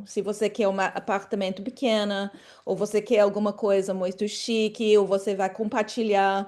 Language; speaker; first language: Portuguese; non-native, fluent; English